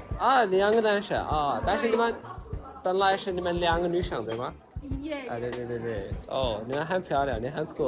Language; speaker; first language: Chinese; non-native, learner; Turkish